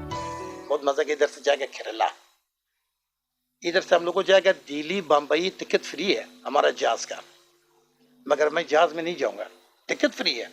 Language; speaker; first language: Hindi; non-native, learner; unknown